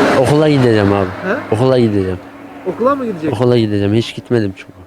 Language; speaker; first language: Turkish; early bilingual, other home language; Arabic